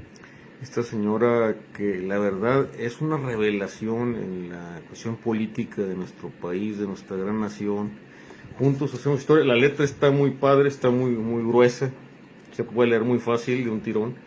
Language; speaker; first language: Spanish; native; Spanish